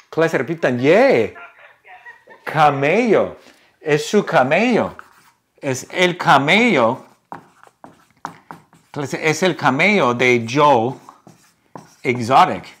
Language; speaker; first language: Spanish; non-native, fluent; English